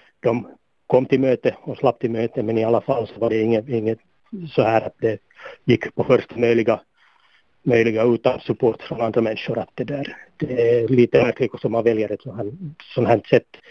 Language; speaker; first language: Swedish; native; Swedish